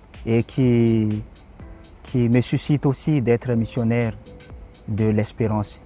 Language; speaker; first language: French; non-native, local second language; Malagasy